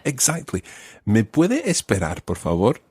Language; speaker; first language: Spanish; non-native, fluent; English